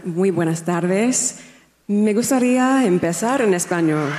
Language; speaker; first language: Spanish; non-native, learner; English